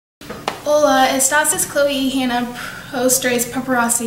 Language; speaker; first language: Spanish; non-native, learner; English